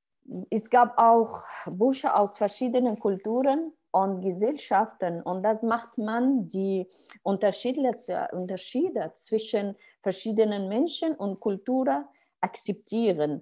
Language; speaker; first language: German; non-native, learner; Arabic